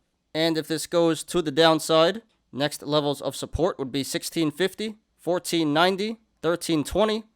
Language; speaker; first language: English; native; English